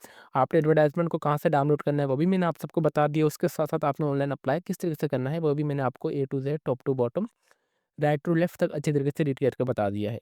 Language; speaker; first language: Hindi; non-native, local second language; Punjabi